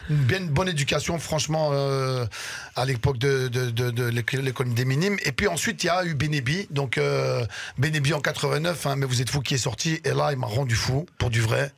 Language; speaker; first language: French; early bilingual, other home language; Arabic